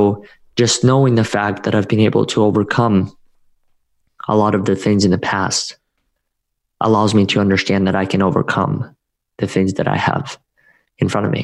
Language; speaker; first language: English; early bilingual, other home language; Russian